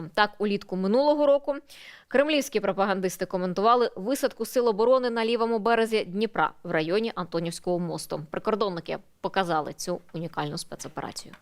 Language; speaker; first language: Ukrainian; native; Ukrainian